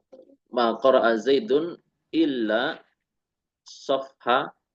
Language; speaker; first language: Arabic; non-native, fluent; Indonesian